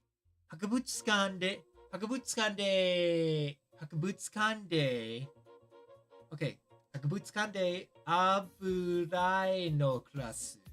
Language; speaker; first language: Japanese; non-native, learner; English